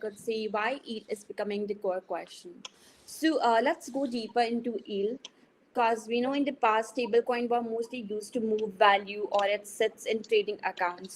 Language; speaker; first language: English; non-native, fluent; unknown